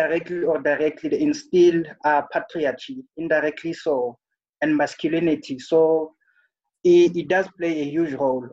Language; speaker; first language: English; non-native, local second language; Southern Sotho